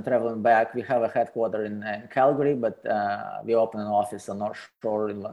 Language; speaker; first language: English; non-native, fluent; Russian